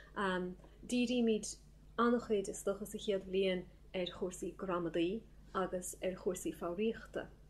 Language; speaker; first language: Irish; native; Irish